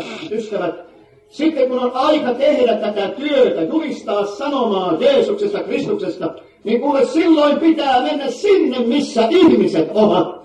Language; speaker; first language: Finnish; native; Finnish